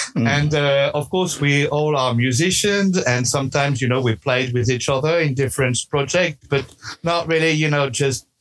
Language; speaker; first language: English; non-native, fluent; French